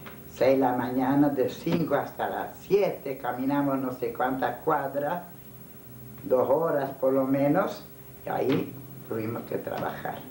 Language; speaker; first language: Spanish; non-native, fluent; Hungarian